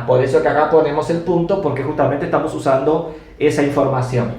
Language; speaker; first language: Spanish; native; Spanish